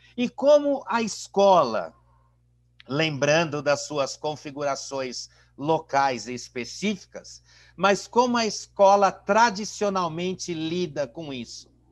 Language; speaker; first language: Portuguese; native; Portuguese